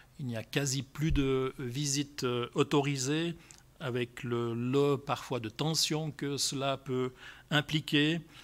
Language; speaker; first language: French; native; French